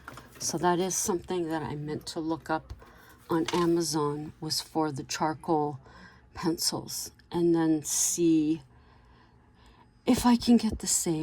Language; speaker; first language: English; native; English